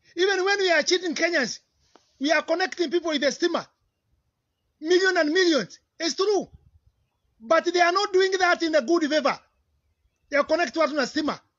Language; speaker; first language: English; non-native, local second language; Kikuyu